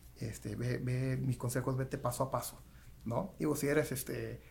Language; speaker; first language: Spanish; native; Spanish